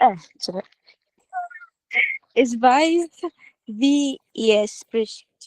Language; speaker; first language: German; non-native, learner; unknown